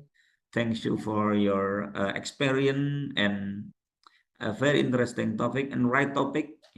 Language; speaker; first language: English; non-native, local second language; Indonesian